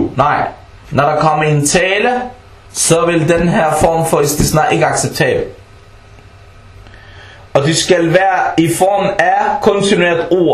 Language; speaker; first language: Danish; early bilingual, other home language; Arabic